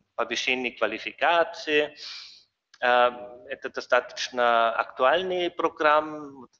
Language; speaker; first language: Russian; non-native, learner; German